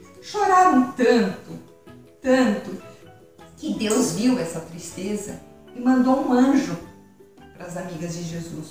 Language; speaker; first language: Portuguese; native; Portuguese